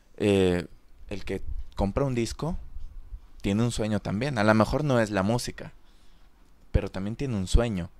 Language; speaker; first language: Spanish; native; Spanish